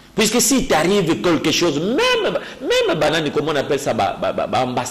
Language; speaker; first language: French; non-native, local second language; Luba-Lulua